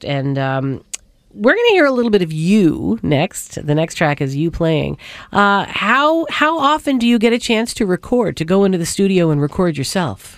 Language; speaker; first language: English; native; English